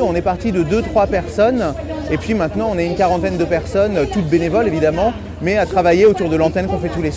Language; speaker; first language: French; native; French